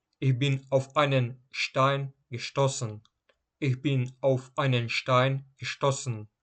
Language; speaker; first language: German; non-native, fluent; Ukrainian